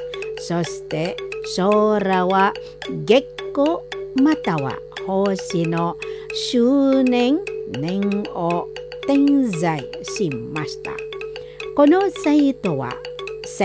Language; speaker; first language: Japanese; non-native, fluent; Indonesian